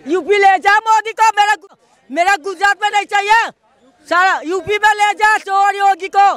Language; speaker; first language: Hindi; non-native, local second language; Gujarati